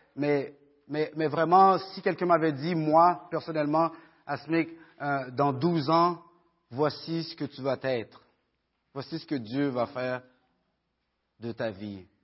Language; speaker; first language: French; early bilingual, other home language; Haitian Creole